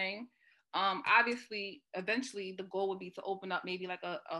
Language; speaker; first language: English; native; English